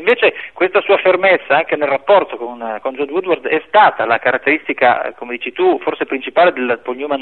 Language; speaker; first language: Italian; native; Italian